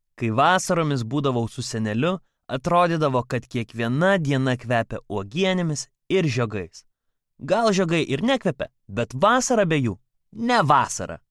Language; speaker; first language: Lithuanian; native; Lithuanian